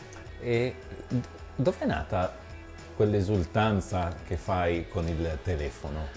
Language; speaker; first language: Italian; native; Italian